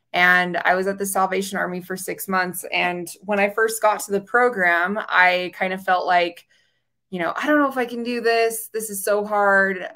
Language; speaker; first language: English; native; English